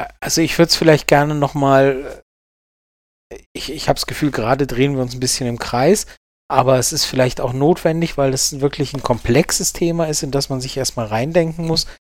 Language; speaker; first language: German; native; German